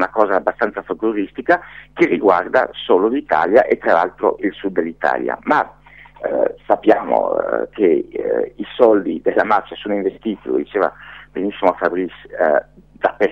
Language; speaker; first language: Italian; non-native, fluent; French